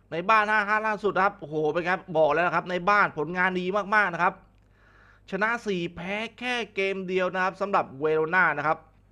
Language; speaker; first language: Thai; native; Thai